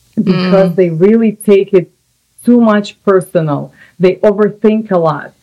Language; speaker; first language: English; non-native, fluent; Russian